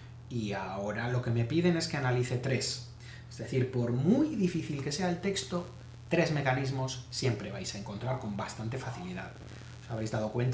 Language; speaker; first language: Spanish; native; Spanish